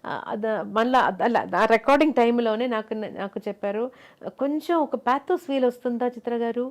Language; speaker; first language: Telugu; non-native, local second language; Malayalam